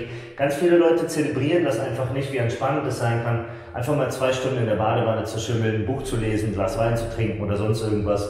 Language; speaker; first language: German; native; German